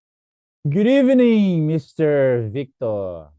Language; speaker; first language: English; non-native, fluent; Portuguese